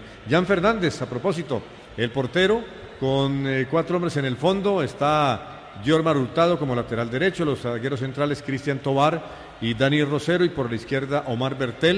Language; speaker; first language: Spanish; native; Spanish